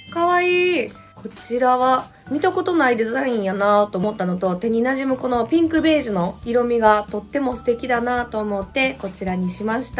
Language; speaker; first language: Japanese; native; Japanese